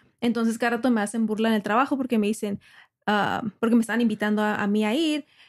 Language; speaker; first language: Spanish; early bilingual, heritage; English